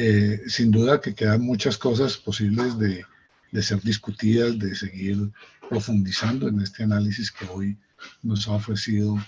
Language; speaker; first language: Spanish; native; Spanish